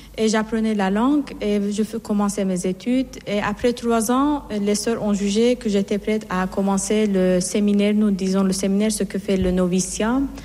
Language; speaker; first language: French; non-native, fluent; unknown